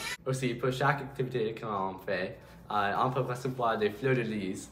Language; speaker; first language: French; non-native, learner; English